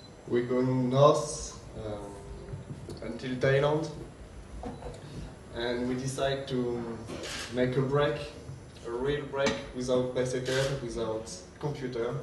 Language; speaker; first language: English; non-native, learner; French